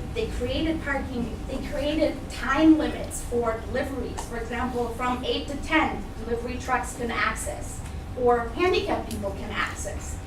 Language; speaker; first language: English; non-native, fluent; German